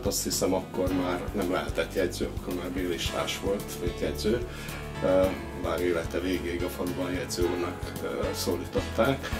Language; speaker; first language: Hungarian; native; Hungarian